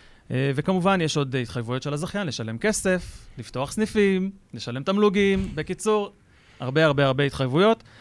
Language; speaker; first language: Hebrew; native; Hebrew